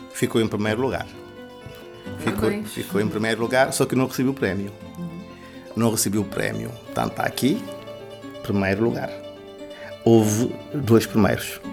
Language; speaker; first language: Portuguese; non-native, local second language; Kabuverdianu